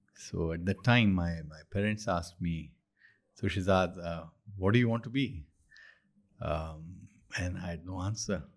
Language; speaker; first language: English; non-native, local second language; Urdu